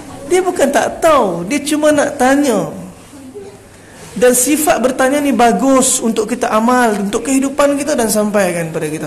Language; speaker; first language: Malay; native; Malay